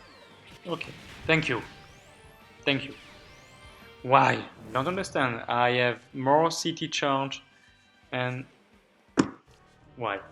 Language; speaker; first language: English; non-native, learner; French